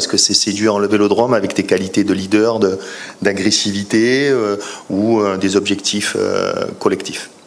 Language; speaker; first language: French; native; French